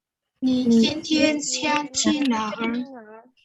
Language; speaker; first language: Chinese; non-native, learner; Indonesian